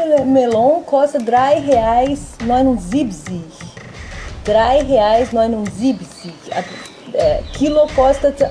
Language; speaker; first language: German; non-native, learner; Portuguese